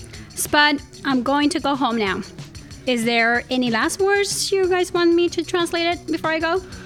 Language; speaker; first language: English; early bilingual, other home language; Spanish